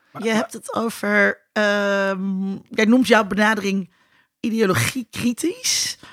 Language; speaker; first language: Dutch; native; Dutch